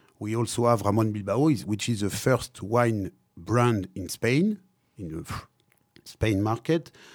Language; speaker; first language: English; non-native, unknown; French